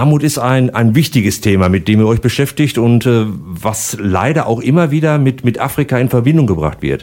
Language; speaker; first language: German; native; German